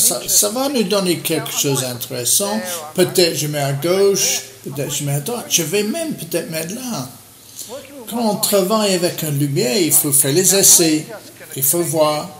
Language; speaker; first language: French; non-native, learner; English